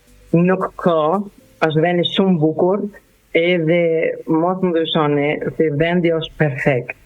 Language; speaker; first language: Albanian; non-native, learner; German